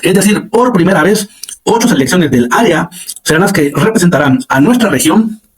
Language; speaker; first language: Spanish; native; Spanish